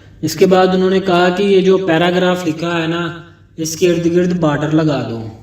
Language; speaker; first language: Urdu; non-native, local second language; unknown